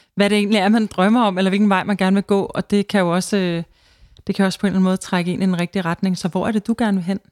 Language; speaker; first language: Danish; native; Danish